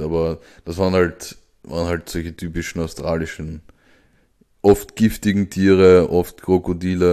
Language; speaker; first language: German; native; German